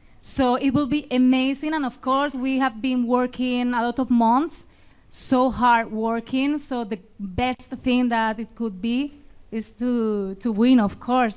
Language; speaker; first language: English; non-native, fluent; Spanish